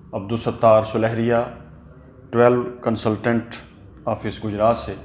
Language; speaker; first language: Urdu; non-native, local second language; Punjabi